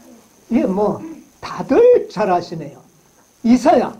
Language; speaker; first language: Korean; native; Korean